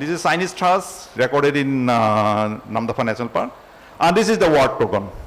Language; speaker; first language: English; non-native, local second language; Assamese